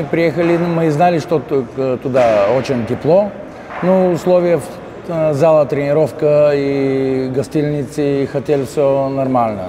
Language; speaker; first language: Russian; non-native, learner; Bulgarian